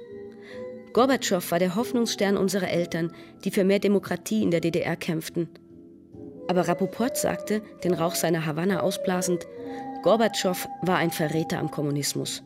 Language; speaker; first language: German; native; German